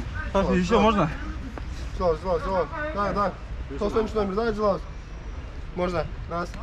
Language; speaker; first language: Russian; non-native, local second language; Kyrgyz